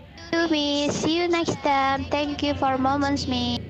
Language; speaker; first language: English; non-native, learner; Indonesian